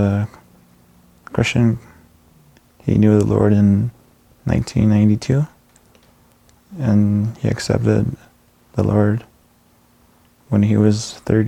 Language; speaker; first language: English; native; English